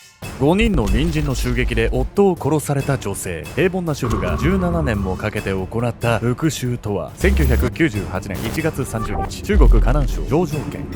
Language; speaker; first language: Japanese; native; Japanese